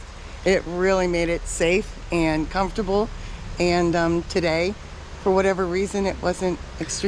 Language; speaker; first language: English; native; English